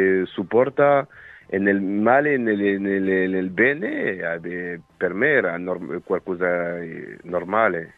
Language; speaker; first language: Italian; non-native, fluent; French